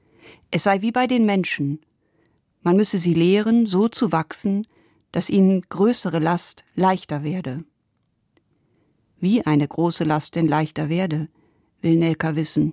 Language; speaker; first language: German; native; German